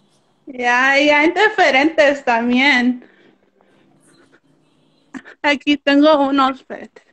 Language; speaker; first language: Spanish; early bilingual, heritage; Spanish